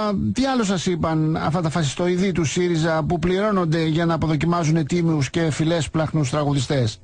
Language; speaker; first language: Greek; native; Greek